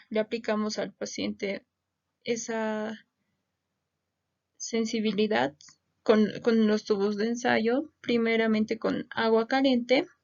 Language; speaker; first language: Spanish; native; Spanish